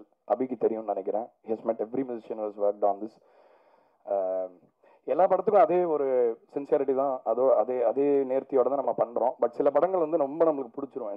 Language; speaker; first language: Tamil; native; Tamil